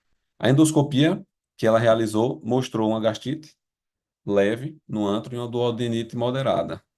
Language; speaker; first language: Portuguese; native; Portuguese